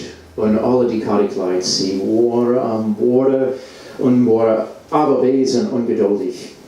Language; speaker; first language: German; non-native, learner; English